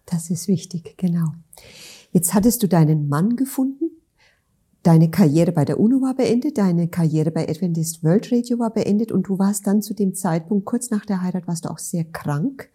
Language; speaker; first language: German; native; German